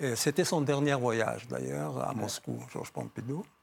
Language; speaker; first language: French; non-native, fluent; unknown